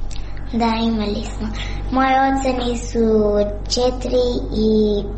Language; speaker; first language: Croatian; non-native, learner; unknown